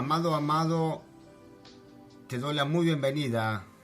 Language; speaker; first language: Spanish; non-native, fluent; French